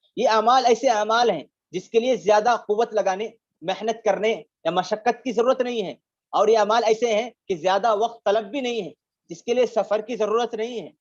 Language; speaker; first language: Urdu; native; Urdu